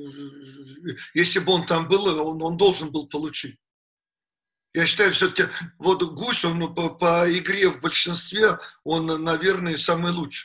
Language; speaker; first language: Russian; native; Russian